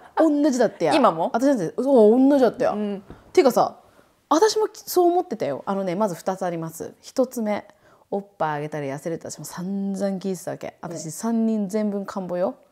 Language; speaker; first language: Japanese; native; Japanese